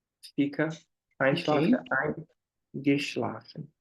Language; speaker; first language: German; non-native, fluent; Portuguese